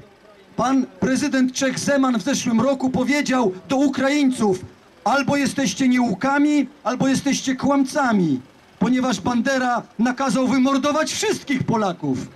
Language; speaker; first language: Polish; native; Polish